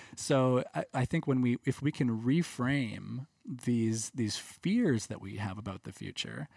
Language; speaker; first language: English; native; English